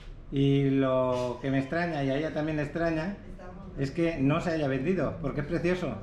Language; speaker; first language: Spanish; native; Spanish